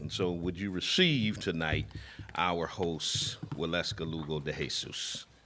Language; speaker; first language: English; native; English